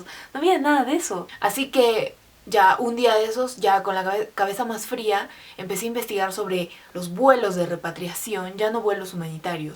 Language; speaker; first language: Spanish; native; Spanish